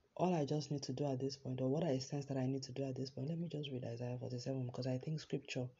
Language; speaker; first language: English; non-native, local second language; Yoruba